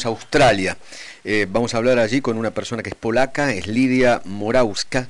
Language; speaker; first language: Spanish; native; Spanish